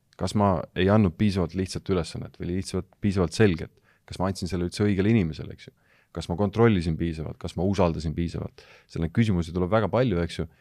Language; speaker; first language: Estonian; native; Estonian